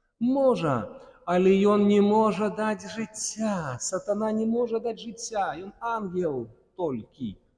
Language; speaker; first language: Belarusian; non-native, local second language; Russian